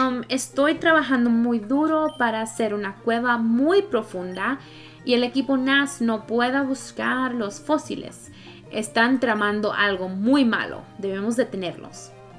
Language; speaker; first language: Spanish; early bilingual, heritage; Spanish